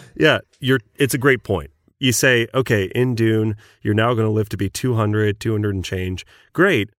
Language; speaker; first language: English; native; English